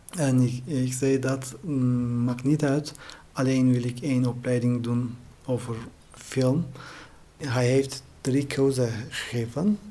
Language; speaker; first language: Dutch; non-native, learner; Turkish